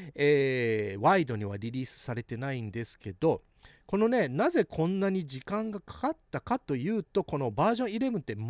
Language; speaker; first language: Japanese; early bilingual, heritage; Japanese